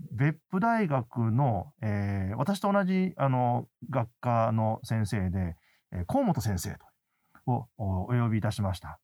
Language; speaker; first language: Japanese; native; Japanese